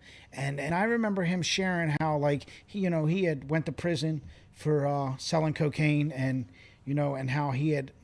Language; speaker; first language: English; native; English